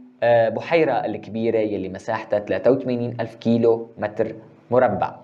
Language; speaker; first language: Arabic; native; Arabic